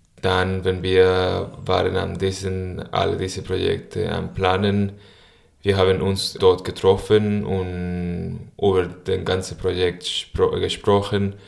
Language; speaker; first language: German; non-native, learner; Spanish